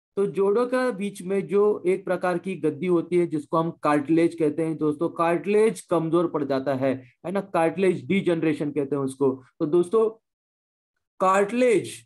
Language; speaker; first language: Hindi; non-native, local second language; Marathi